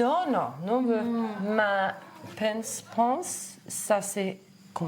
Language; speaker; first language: French; non-native, learner; Danish